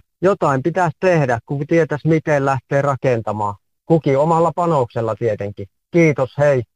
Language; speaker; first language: Finnish; native; Finnish